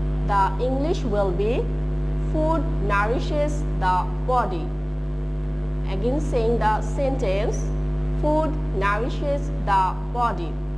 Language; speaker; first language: English; non-native, local second language; Bangla